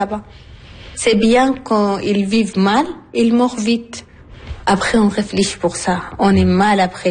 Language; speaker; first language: French; non-native, learner; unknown